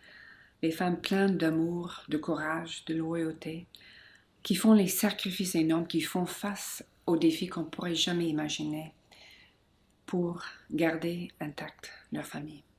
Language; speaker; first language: French; non-native, local second language; English